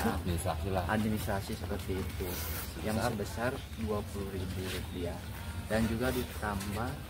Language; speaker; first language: Indonesian; native; Indonesian